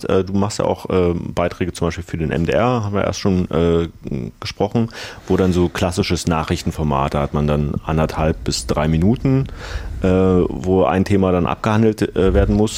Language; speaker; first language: German; native; German